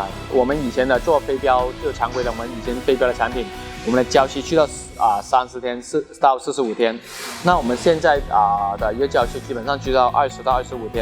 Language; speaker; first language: Chinese; native; Chinese